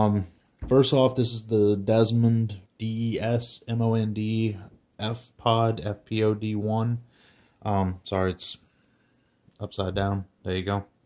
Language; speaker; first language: English; native; English